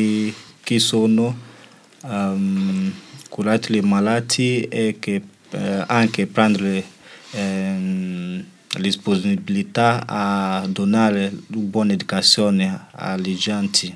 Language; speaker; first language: Italian; non-native, learner; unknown